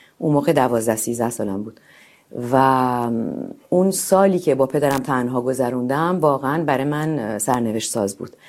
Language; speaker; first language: Persian; native; Persian